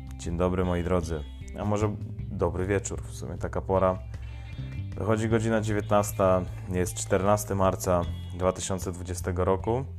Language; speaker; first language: Polish; native; Polish